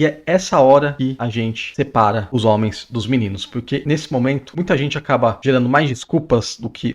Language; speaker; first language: Portuguese; native; Portuguese